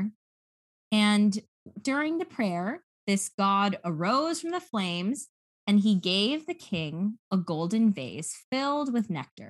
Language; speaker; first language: English; native; English